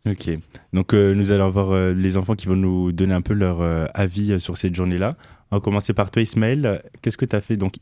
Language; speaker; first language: French; native; French